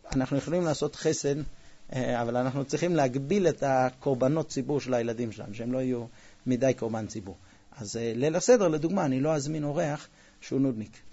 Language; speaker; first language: Hebrew; non-native, fluent; English